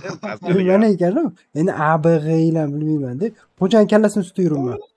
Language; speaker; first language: Turkish; non-native, learner; Uzbek